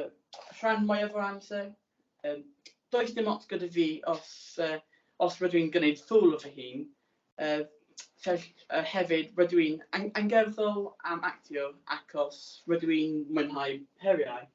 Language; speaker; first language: Welsh; non-native, learner; English